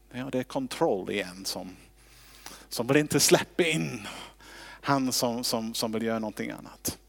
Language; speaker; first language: Swedish; non-native, fluent; English